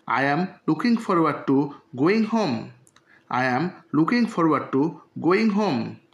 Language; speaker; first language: English; non-native, local second language; Bangla